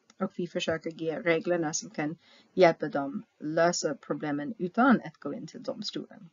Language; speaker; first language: Swedish; non-native, fluent; English